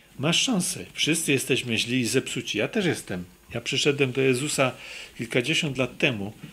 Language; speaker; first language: Polish; native; Polish